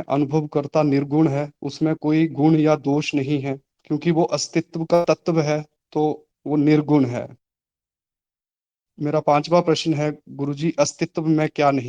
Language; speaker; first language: Hindi; native; Hindi